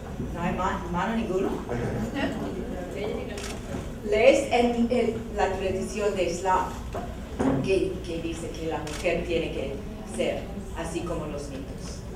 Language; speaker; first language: Spanish; non-native, learner; English